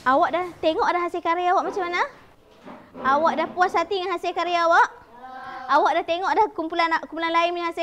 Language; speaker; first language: Malay; native; Malay